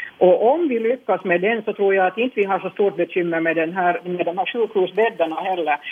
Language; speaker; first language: Swedish; native; Swedish